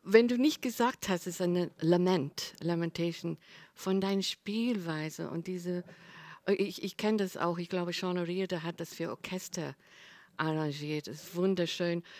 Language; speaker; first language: German; non-native, learner; English